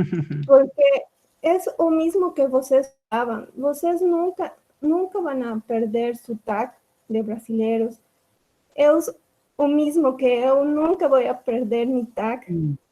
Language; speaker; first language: Portuguese; non-native, learner; Spanish